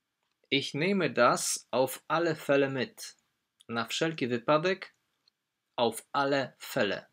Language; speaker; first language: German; non-native, fluent; Polish